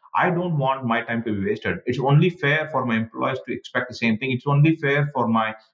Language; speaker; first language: English; non-native, local second language; Tamil